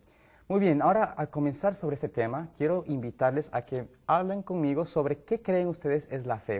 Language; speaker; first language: Spanish; native; Spanish